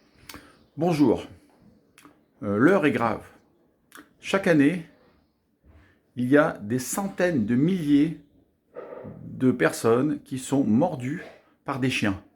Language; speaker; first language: French; native; French